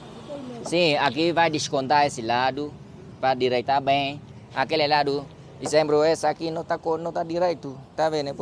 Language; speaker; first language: Portuguese; non-native, learner; Vietnamese